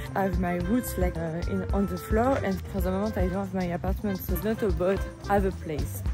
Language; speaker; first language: English; non-native, fluent; French